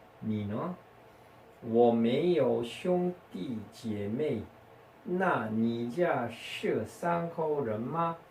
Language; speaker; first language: Chinese; non-native, fluent; Korean